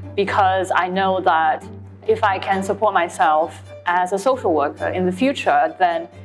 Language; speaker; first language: English; non-native, fluent; Chinese